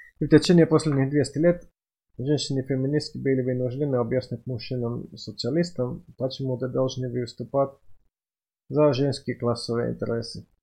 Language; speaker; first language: Russian; non-native, fluent; Finnish